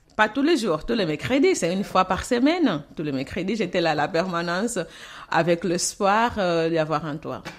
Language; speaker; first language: French; non-native, fluent; Portuguese